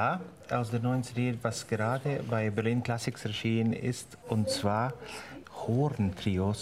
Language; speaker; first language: German; non-native, fluent; Ukrainian